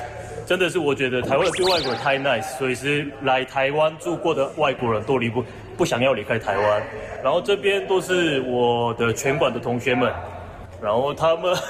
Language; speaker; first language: Chinese; non-native, fluent; Korean